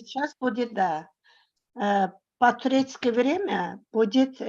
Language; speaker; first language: Russian; non-native, learner; Turkish